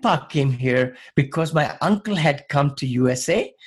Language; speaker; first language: English; non-native, local second language; Hindi